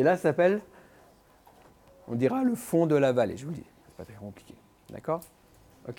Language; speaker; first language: French; native; French